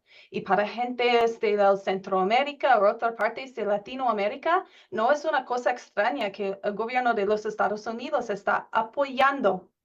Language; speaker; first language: Spanish; non-native, learner; English